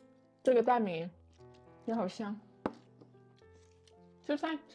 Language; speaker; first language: Chinese; non-native, learner; Indonesian